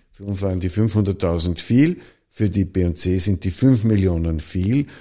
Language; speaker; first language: German; native; German